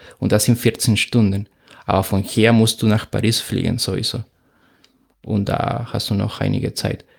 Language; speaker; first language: German; non-native, fluent; Spanish